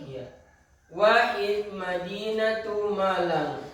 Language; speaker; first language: Arabic; non-native, fluent; Indonesian